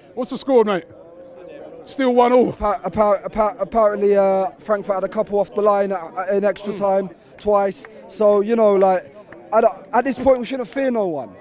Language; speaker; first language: English; native; English